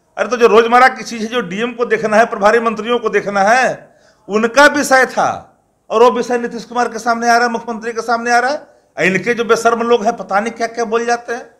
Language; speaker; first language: Hindi; native; Hindi